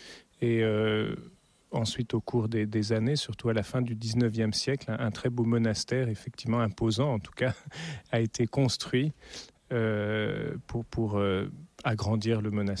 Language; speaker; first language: French; native; French